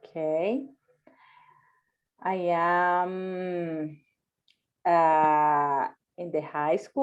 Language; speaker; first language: English; non-native, learner; Spanish